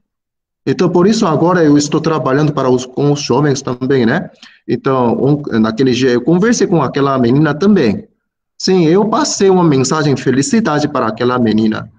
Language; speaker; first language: Portuguese; non-native, fluent; Korean